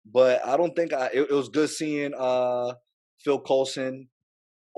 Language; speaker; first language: English; native; English